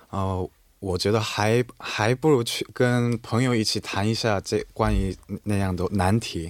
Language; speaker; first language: Chinese; non-native, fluent; Korean